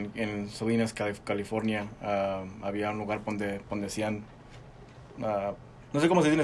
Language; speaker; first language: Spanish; early bilingual, heritage; Spanish